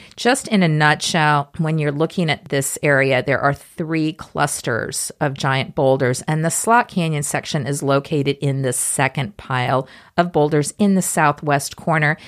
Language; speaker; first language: English; native; English